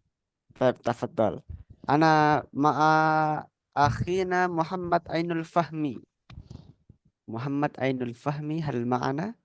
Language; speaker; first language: Arabic; non-native, fluent; Indonesian